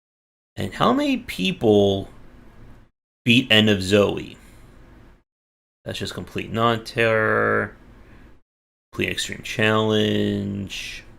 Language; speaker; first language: English; native; English